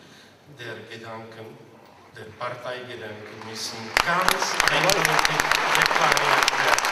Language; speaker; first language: German; non-native, fluent; Czech